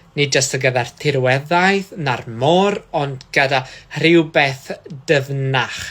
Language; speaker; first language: Welsh; non-native, learner; Portuguese